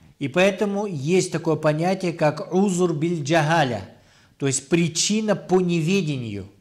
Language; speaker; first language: Russian; non-native, local second language; Kyrgyz